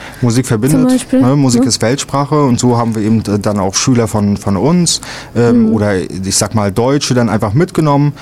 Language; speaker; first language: German; native; German